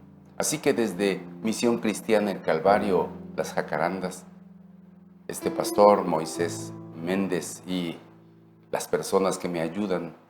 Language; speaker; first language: Spanish; native; Spanish